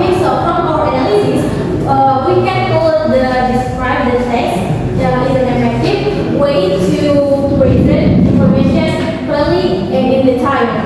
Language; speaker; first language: English; non-native, learner; Indonesian